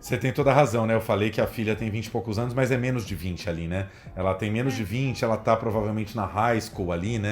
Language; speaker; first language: Portuguese; native; Portuguese